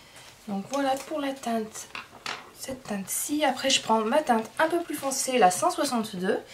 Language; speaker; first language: French; native; French